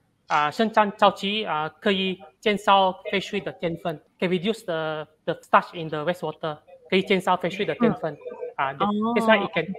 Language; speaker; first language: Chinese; non-native, learner; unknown